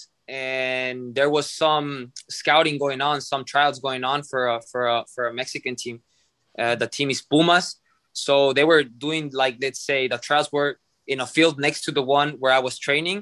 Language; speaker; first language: English; non-native, fluent; Spanish